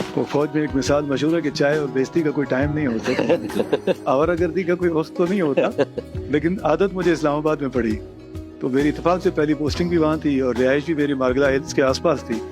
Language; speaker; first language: Urdu; non-native, local second language; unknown